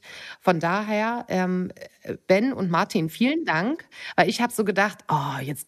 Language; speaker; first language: German; native; German